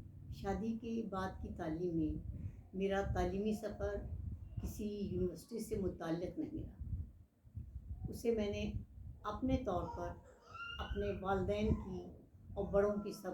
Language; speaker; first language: Urdu; native; Urdu